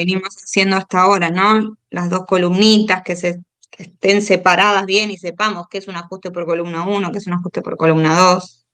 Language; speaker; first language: Spanish; native; Spanish